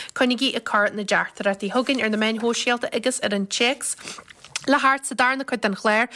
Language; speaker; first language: Irish; native; Irish